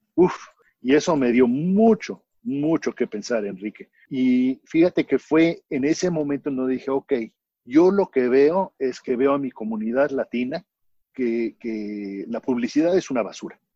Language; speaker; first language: Spanish; native; Spanish